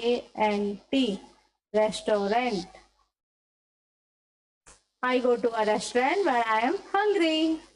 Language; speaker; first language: English; non-native, local second language; Hindi